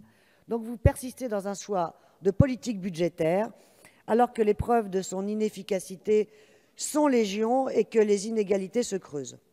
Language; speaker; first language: French; native; French